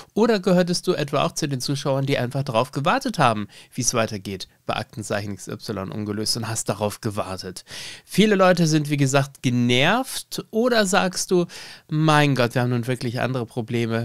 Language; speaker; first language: German; native; German